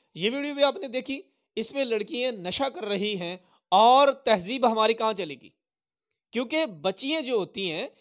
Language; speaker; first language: Urdu; non-native, local second language; Punjabi